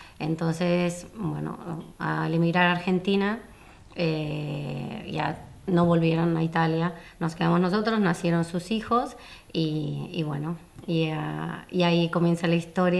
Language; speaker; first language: Spanish; native; Spanish